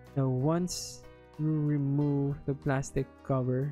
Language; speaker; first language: English; non-native, local second language; Filipino